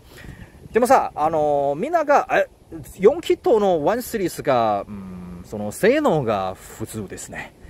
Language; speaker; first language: Japanese; non-native, learner; Chinese